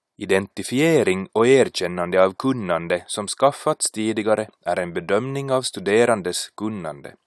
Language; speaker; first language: Swedish; native; Swedish